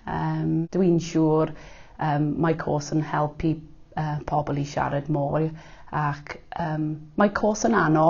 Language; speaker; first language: Welsh; non-native, local second language; English